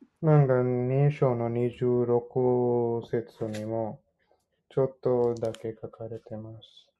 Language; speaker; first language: Japanese; non-native, learner; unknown